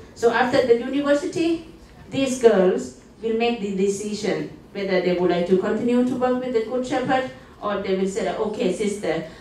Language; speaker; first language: English; non-native, fluent; Thai